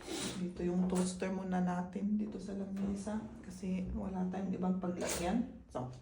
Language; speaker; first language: Filipino; native; Filipino